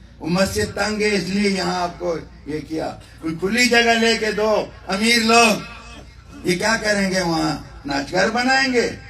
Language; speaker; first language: Urdu; non-native, local second language; Northern Hindko